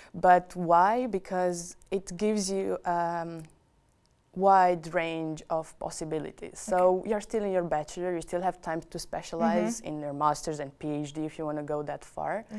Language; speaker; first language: English; non-native, fluent; Romanian